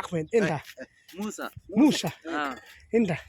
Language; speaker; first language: Arabic; non-native, learner; Filipino